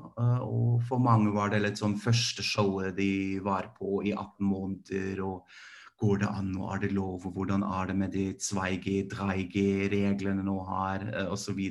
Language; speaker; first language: Norwegian; non-native, fluent; German